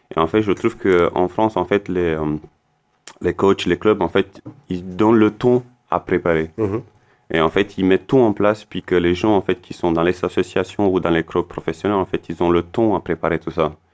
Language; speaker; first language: French; non-native, fluent; Romanian